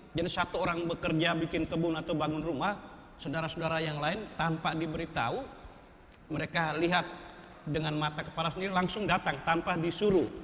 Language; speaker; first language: Indonesian; non-native, local second language; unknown